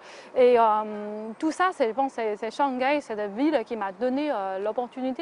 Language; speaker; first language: French; non-native, fluent; Chinese